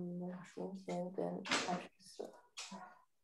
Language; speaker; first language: Chinese; early bilingual, heritage; Chinese